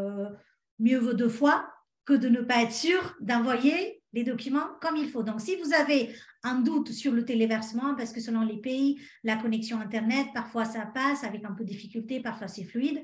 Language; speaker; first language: French; native; French